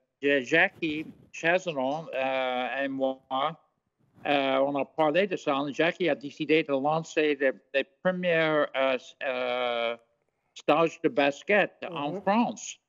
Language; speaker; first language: French; non-native, fluent; English